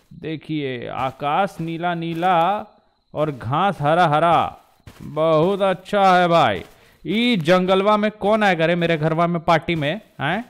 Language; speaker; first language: Hindi; native; Hindi